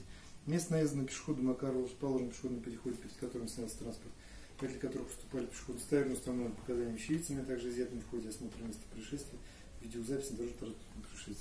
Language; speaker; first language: Russian; native; Russian